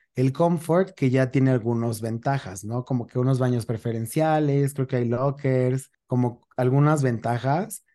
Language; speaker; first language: Spanish; native; Spanish